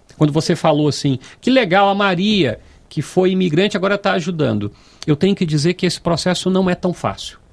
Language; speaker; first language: Portuguese; native; Portuguese